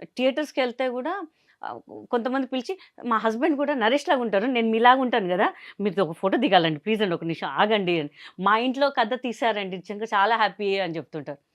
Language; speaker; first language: Telugu; non-native, local second language; Hindi